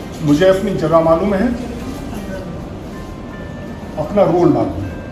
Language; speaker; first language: Hindi; native; Hindi